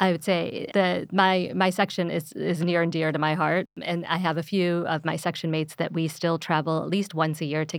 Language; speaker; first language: English; early bilingual, other home language; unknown